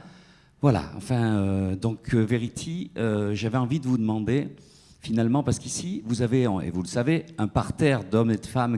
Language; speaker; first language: French; native; French